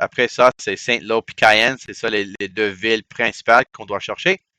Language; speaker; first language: French; non-native, local second language; English